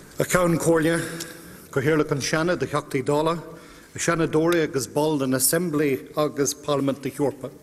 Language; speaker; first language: Irish; non-native, local second language; English